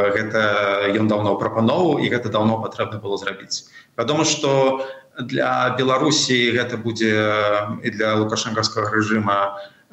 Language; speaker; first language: Belarusian; non-native, local second language; Russian